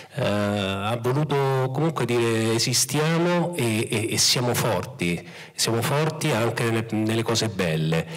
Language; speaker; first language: Italian; native; Italian